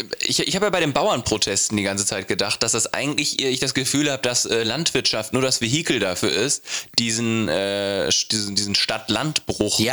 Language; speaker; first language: German; native; German